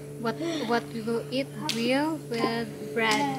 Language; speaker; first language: English; non-native, local second language; Cebuano